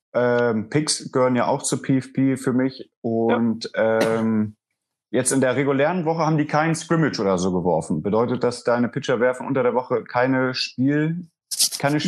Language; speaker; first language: German; native; German